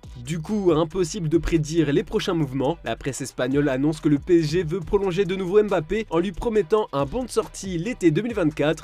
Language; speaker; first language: French; native; French